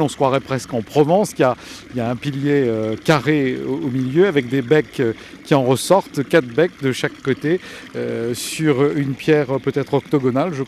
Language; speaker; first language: French; native; French